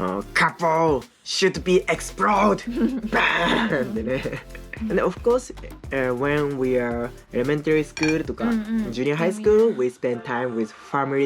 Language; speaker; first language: English; non-native, learner; Japanese